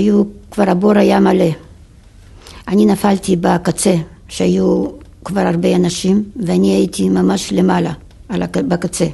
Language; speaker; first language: Hebrew; non-native, fluent; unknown